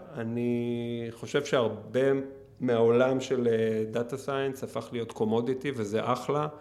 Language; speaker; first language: Hebrew; native; Hebrew